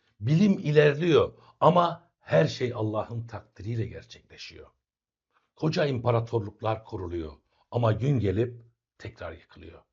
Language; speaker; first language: Turkish; native; Turkish